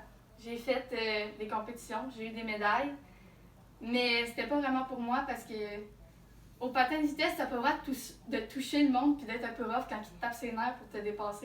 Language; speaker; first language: French; native; French